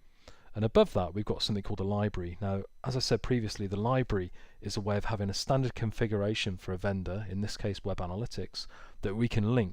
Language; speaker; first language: English; native; English